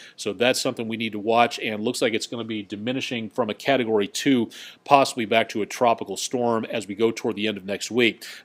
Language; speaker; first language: English; native; English